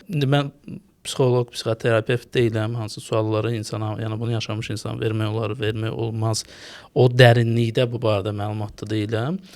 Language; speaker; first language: Azerbaijani; native; Azerbaijani